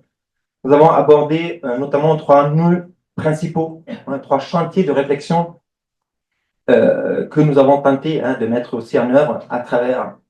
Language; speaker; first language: French; non-native, fluent; Italian